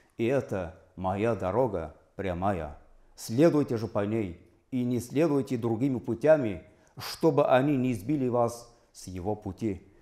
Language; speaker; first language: Russian; non-native, local second language; Tatar